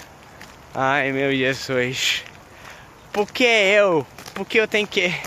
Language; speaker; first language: Portuguese; non-native, fluent; Swedish